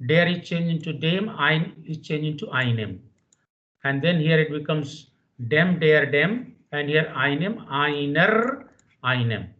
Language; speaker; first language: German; non-native, fluent; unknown